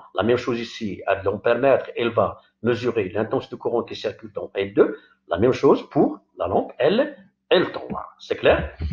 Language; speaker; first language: French; non-native, local second language; Arabic